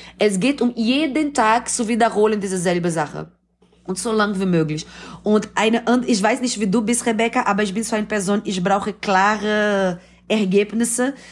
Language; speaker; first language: German; non-native, fluent; Portuguese